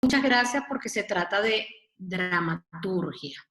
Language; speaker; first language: Spanish; native; Spanish